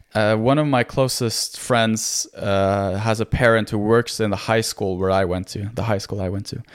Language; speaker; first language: English; non-native, fluent; Norwegian